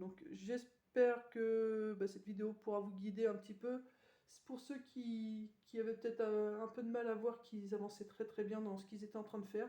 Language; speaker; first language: French; native; French